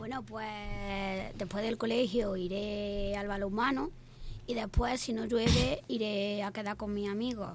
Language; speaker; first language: Spanish; native; Spanish